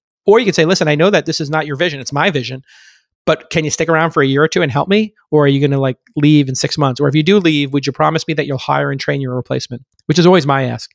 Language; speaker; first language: English; native; English